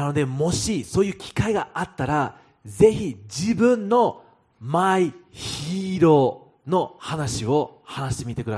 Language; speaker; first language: Japanese; non-native, fluent; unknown